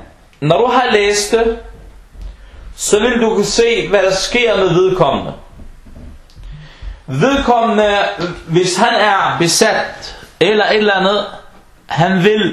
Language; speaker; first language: Danish; early bilingual, other home language; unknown